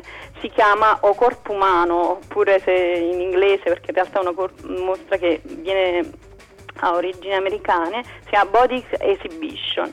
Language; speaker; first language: Italian; native; Italian